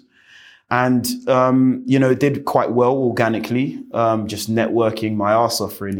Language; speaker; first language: English; native; English